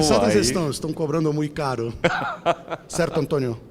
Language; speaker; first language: Spanish; non-native, fluent; Portuguese